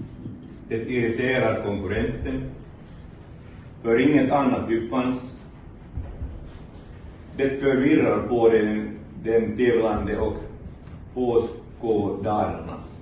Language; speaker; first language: Swedish; non-native, learner; Finnish